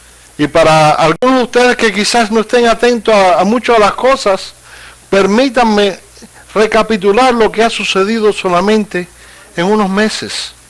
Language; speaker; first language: Spanish; native; Spanish